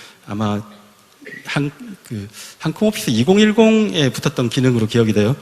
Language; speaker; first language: Korean; native; Korean